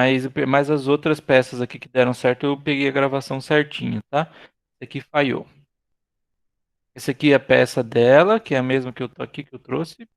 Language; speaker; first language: Portuguese; native; Portuguese